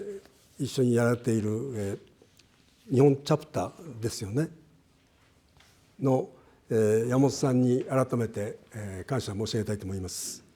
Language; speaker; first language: Japanese; native; Japanese